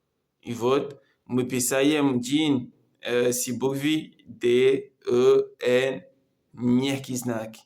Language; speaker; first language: Russian; non-native, learner; Comorian